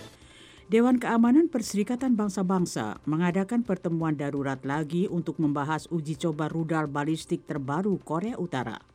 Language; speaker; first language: Indonesian; native; Indonesian